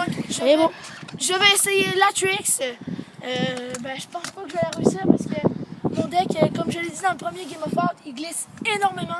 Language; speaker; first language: French; native; French